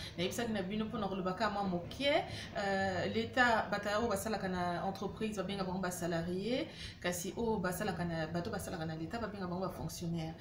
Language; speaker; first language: Lingala; native; Lingala